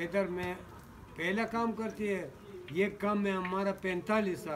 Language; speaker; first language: Hindi; non-native, local second language; Pashto